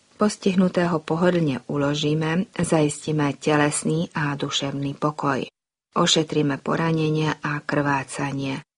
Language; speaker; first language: Slovak; early bilingual, heritage; Slovak